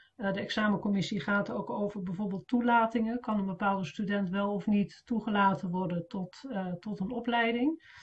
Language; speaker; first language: Dutch; native; Dutch